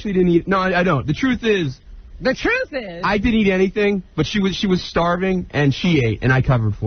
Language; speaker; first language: English; native; English